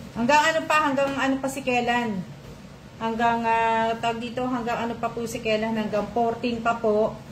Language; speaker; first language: Filipino; non-native, local second language; Cebuano